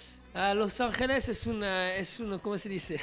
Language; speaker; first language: Spanish; non-native, learner; French